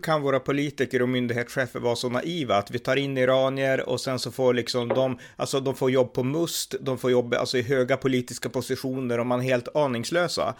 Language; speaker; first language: Swedish; native; Swedish